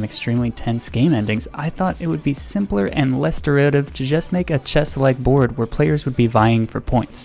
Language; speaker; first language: English; native; English